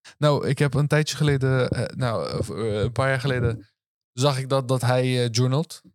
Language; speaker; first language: Dutch; early bilingual, other home language; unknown